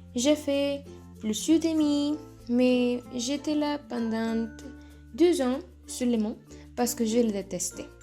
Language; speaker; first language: French; non-native, learner; Spanish